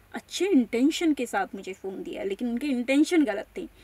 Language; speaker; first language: Hindi; non-native, local second language; Marathi